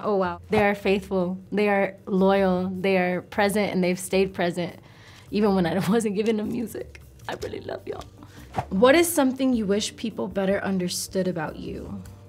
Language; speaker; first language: English; early bilingual, other home language; Spanish